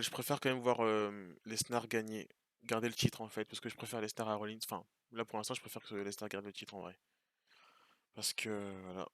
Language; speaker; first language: French; native; French